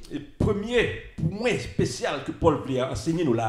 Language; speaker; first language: French; native; French